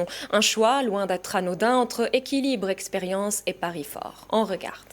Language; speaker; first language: French; native; French